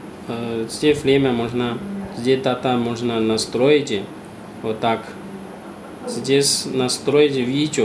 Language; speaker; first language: Russian; non-native, learner; Chinese